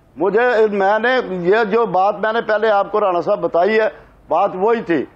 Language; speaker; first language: Urdu; non-native, local second language; Punjabi